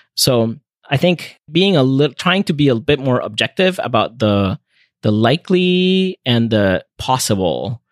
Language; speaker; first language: English; non-native, fluent; Spanish